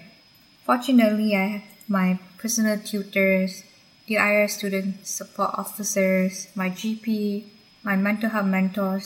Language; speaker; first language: English; non-native, local second language; Chinese